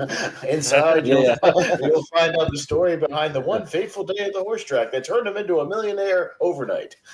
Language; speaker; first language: English; native; English